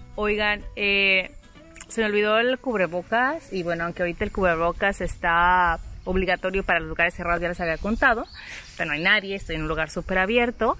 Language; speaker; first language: Spanish; native; Spanish